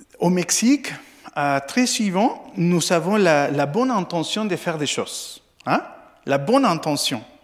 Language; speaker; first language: French; non-native, fluent; Spanish